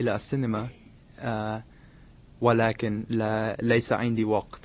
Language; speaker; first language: Arabic; non-native, fluent; English